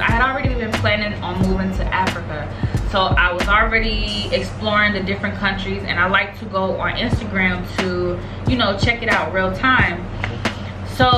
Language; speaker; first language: English; native; English